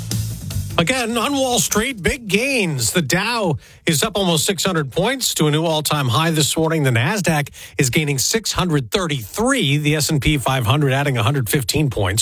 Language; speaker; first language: English; native; English